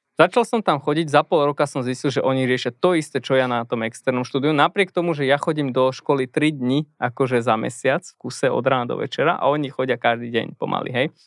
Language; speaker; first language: Slovak; native; Slovak